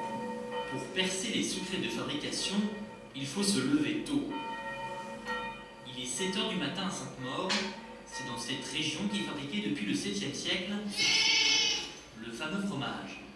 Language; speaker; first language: French; native; French